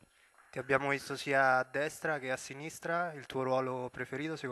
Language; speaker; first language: Italian; native; Italian